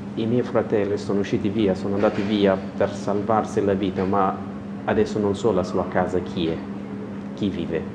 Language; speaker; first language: Italian; non-native, learner; Persian